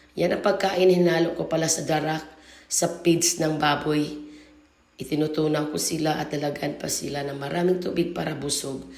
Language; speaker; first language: Filipino; non-native, local second language; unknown